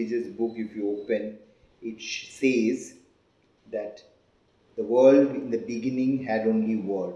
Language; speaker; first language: English; non-native, local second language; Hindi